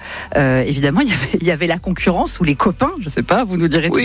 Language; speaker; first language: French; native; French